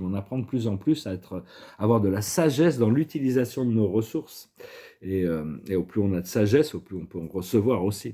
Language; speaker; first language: French; native; French